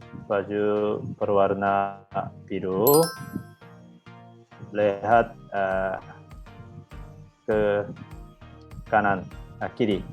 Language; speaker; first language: Indonesian; non-native, learner; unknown